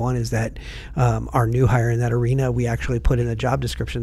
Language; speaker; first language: English; native; English